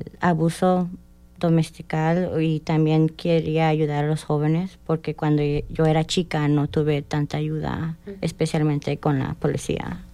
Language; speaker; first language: Spanish; early bilingual, heritage; Spanish